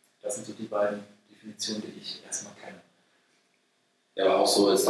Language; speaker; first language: German; native; German